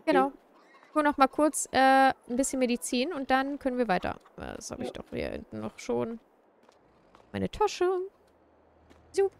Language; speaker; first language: German; native; German